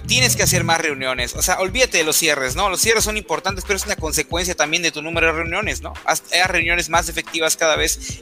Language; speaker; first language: Spanish; native; Spanish